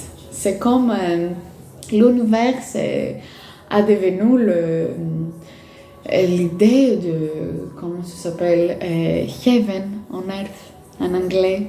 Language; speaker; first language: French; non-native, fluent; Greek